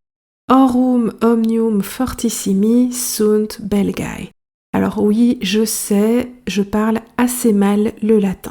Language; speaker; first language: French; native; French